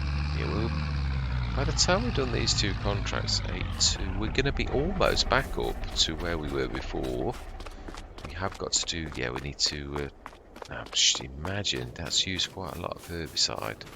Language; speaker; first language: English; native; English